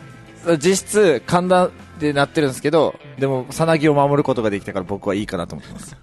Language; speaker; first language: Japanese; native; Japanese